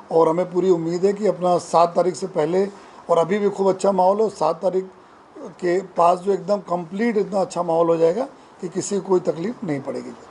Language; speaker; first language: Hindi; non-native, local second language; Gujarati